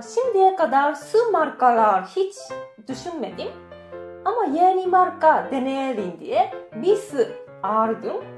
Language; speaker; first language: Turkish; non-native, fluent; Japanese